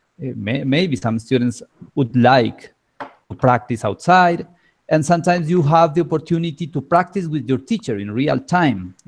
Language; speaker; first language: English; non-native, learner; Spanish